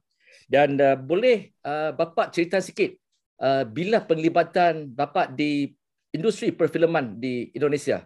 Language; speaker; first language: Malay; non-native, local second language; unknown